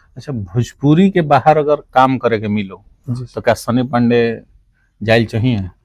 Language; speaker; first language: Bhojpuri; native; Bhojpuri